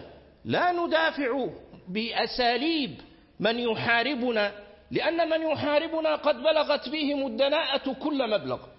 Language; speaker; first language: Arabic; native; Arabic